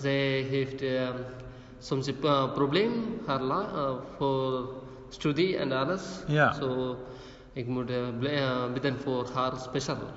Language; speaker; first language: Dutch; non-native, learner; Malayalam